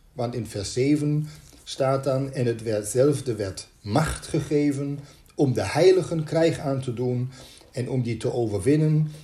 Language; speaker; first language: Dutch; native; Dutch